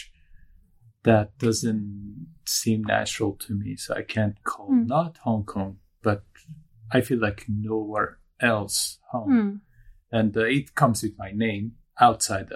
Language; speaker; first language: English; non-native, fluent; Turkish